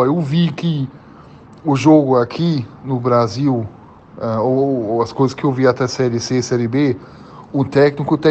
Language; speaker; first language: Portuguese; early bilingual, heritage; German